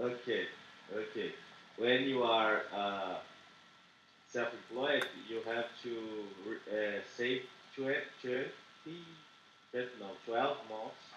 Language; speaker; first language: English; non-native, learner; Portuguese